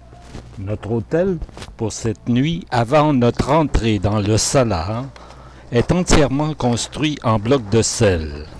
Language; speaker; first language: French; native; French